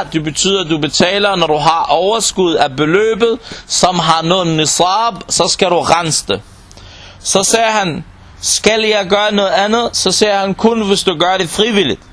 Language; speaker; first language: Danish; non-native, local second language; Arabic